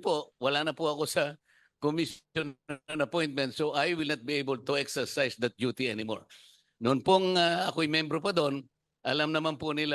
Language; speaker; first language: Filipino; native; Filipino